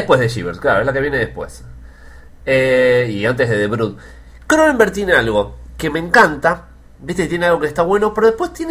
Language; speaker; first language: Spanish; native; Spanish